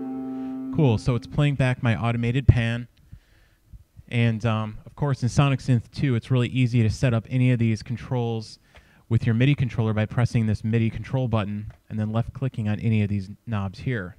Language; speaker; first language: English; native; English